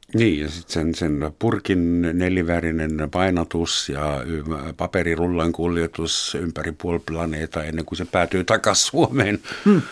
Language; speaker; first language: Finnish; non-native, fluent; German